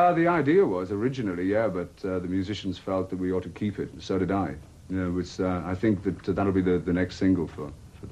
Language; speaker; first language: English; native; English